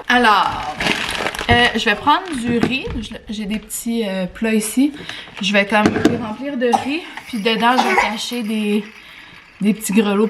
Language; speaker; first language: French; native; French